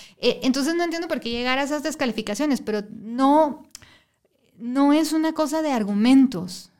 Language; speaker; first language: Spanish; native; Spanish